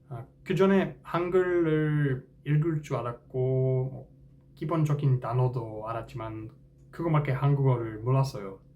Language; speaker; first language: Korean; non-native, fluent; English